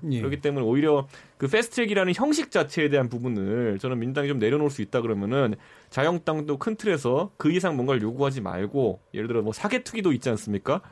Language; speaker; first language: Korean; native; Korean